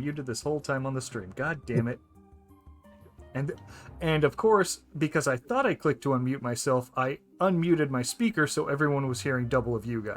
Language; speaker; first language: English; native; English